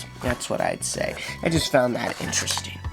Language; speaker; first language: English; native; English